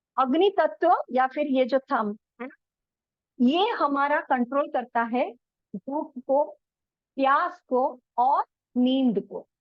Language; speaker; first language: Hindi; non-native, local second language; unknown